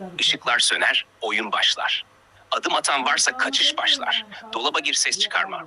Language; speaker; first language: Turkish; native; Turkish